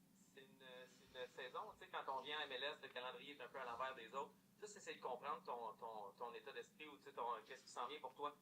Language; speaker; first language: French; native; French